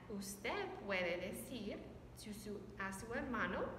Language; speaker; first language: Spanish; non-native, learner; English